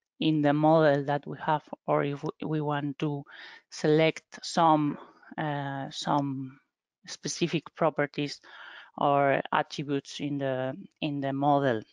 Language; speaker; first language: English; non-native, fluent; Spanish